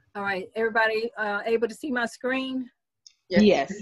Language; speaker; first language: English; native; English